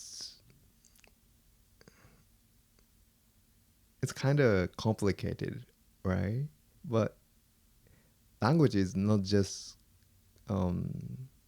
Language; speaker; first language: English; non-native, fluent; Japanese